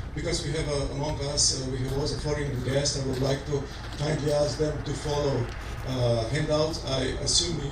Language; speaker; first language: English; non-native, fluent; Slovenian